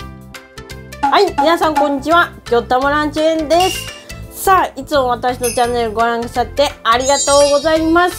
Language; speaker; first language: Japanese; native; Japanese